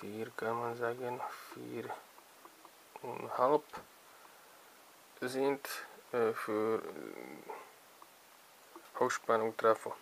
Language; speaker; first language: German; non-native, learner; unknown